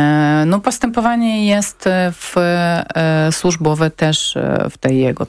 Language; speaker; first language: Polish; non-native, local second language; Ukrainian